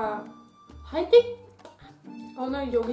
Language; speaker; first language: Korean; non-native, learner; Dutch